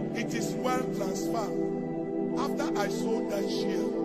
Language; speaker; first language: English; non-native, local second language; Igbo